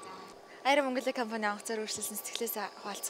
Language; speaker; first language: Mongolian; native; Mongolian